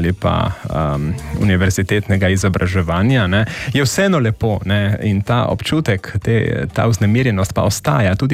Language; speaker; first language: Slovenian; native; Slovenian